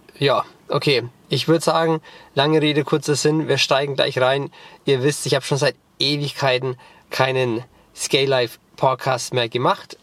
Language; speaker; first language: German; native; German